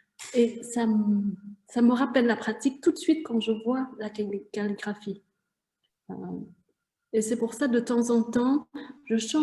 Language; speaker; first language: French; non-native, fluent; Vietnamese